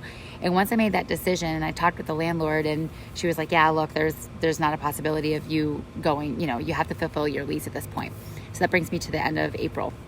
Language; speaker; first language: English; native; English